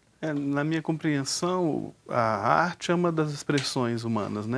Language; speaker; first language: Portuguese; native; Portuguese